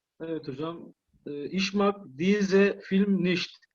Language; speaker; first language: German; non-native, learner; Turkish